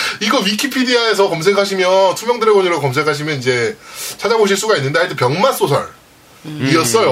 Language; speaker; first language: Korean; native; Korean